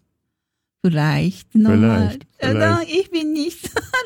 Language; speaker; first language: German; non-native, learner; Japanese